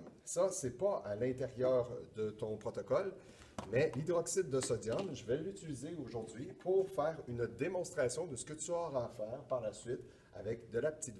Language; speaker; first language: French; native; French